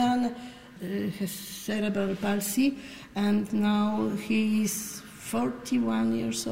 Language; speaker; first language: English; non-native, learner; Polish